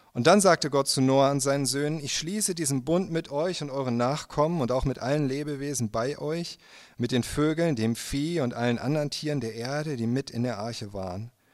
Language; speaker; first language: German; native; German